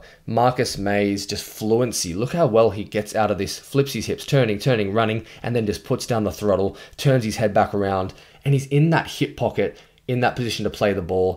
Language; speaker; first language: English; native; English